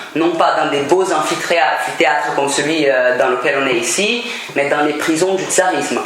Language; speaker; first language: French; non-native, fluent; Portuguese